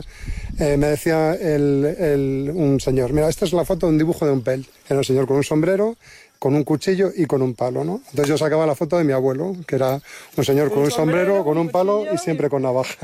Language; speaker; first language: Spanish; native; Spanish